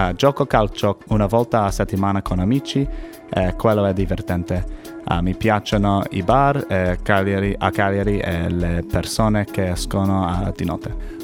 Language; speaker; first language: Italian; non-native, learner; English